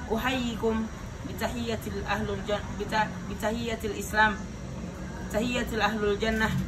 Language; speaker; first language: Arabic; non-native, learner; Indonesian